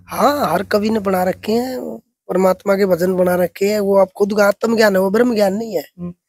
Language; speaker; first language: Hindi; native; Hindi